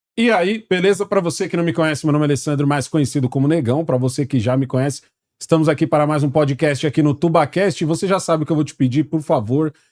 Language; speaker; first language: Portuguese; native; Portuguese